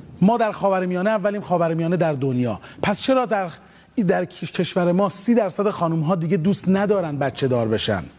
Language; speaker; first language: Persian; native; Persian